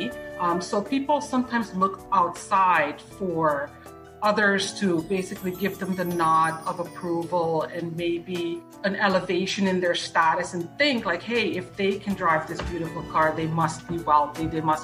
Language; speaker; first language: English; non-native, fluent; Dutch